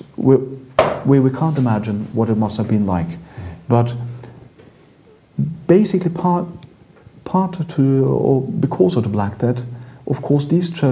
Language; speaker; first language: English; non-native, fluent; Norwegian